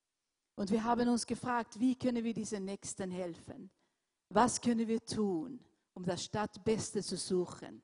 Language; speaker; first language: German; non-native, fluent; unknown